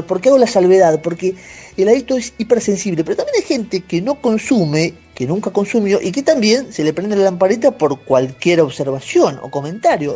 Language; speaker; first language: Spanish; native; Spanish